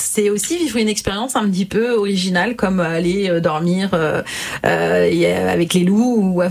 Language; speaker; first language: French; native; French